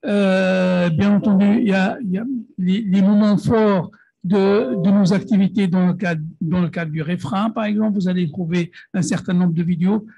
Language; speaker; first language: French; non-native, local second language; Arabic